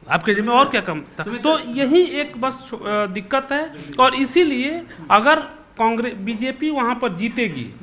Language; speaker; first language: Hindi; native; Hindi